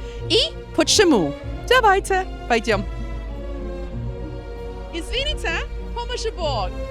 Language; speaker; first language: Russian; non-native, fluent; Serbian